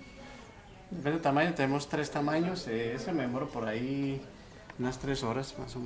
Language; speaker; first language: Spanish; native; Spanish